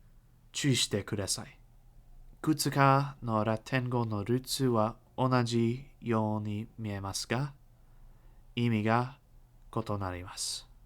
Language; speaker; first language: Japanese; non-native, learner; English